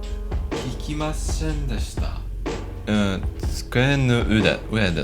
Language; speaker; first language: Japanese; non-native, learner; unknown